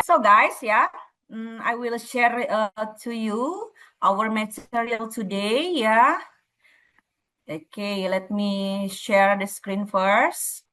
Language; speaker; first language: English; non-native, fluent; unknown